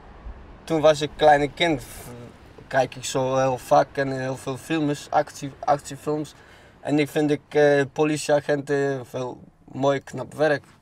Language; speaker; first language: Dutch; non-native, learner; Polish